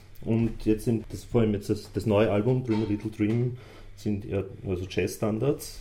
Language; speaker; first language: German; native; German